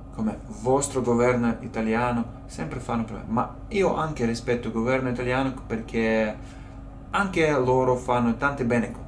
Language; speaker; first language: Italian; non-native, learner; Russian